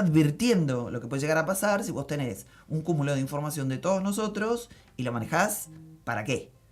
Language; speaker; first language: Spanish; native; Spanish